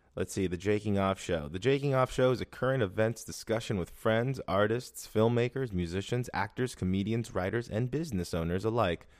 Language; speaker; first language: English; early bilingual, other home language; Spanish